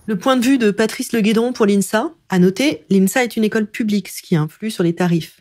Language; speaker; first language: French; native; French